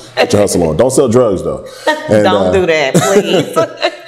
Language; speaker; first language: English; native; English